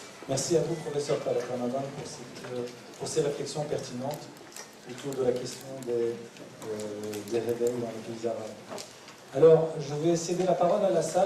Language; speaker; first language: French; native; French